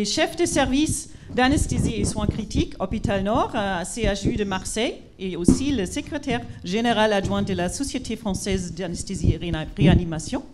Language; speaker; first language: French; non-native, fluent; German